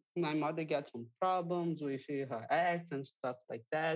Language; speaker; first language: English; non-native, fluent; Portuguese